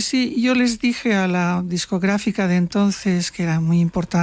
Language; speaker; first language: Spanish; non-native, local second language; Catalan